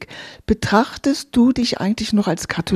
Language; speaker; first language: German; native; German